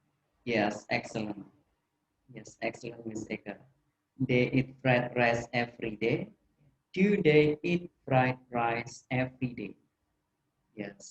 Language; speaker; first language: English; non-native, fluent; Indonesian